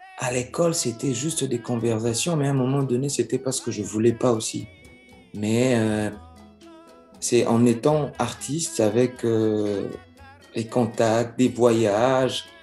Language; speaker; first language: French; non-native, local second language; Lingala